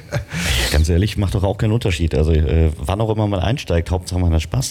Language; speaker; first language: German; native; German